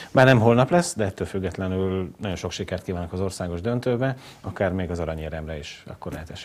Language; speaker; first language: Hungarian; native; Hungarian